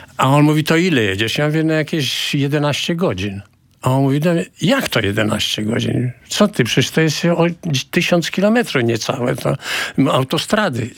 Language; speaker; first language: Polish; native; Polish